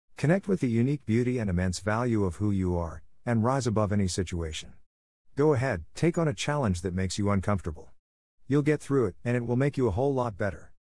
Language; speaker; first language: English; non-native, local second language; Bemba